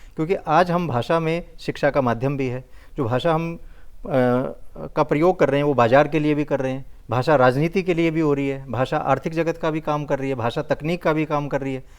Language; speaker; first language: Hindi; native; Hindi